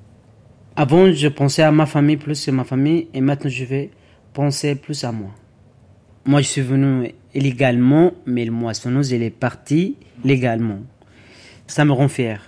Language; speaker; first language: French; non-native, learner; Arabic